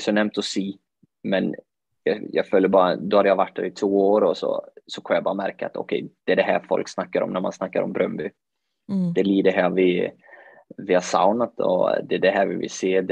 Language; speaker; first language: Swedish; native; Swedish